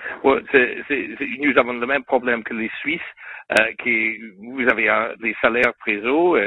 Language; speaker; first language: French; non-native, learner; English